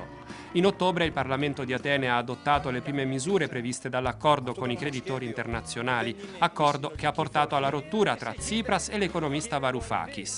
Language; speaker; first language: Italian; native; Italian